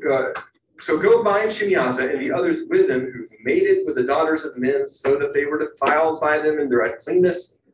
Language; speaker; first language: English; native; English